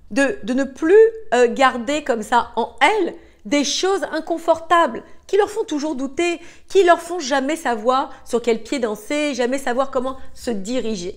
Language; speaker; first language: French; native; French